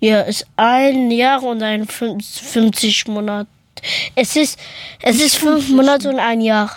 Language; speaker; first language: German; early bilingual, other home language; Persian